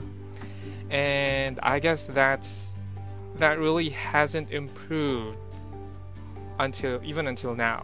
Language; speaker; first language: English; non-native, local second language; Pangasinan